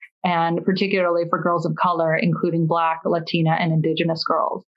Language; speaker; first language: English; early bilingual, other home language; Persian